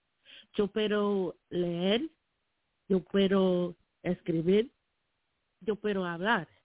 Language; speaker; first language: Spanish; non-native, learner; English